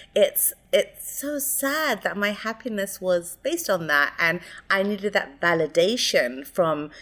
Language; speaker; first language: English; early bilingual, other home language; Hindi